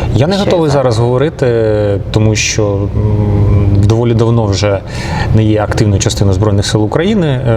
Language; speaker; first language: Ukrainian; non-native, local second language; Russian